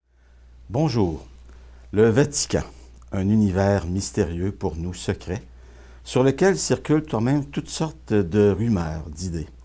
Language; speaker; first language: French; native; French